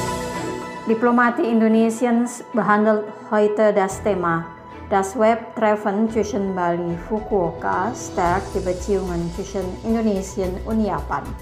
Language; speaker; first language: German; non-native, fluent; Indonesian